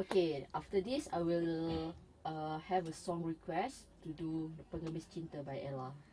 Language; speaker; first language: English; non-native, local second language; Malay